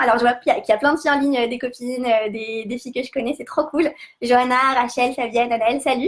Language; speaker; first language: French; native; French